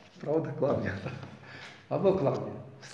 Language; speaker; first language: Polish; non-native, learner; Ukrainian